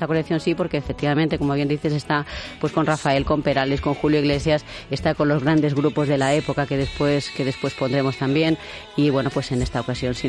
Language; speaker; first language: Spanish; native; Spanish